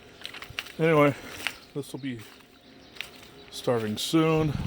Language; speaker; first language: English; native; English